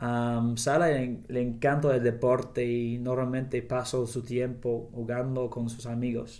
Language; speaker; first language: Spanish; non-native, learner; English